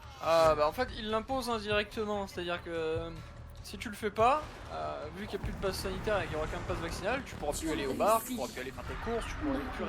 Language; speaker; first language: French; native; French